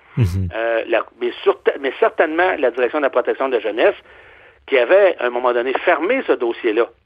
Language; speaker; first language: French; native; French